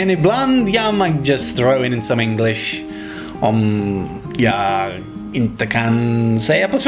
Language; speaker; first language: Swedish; non-native, learner; English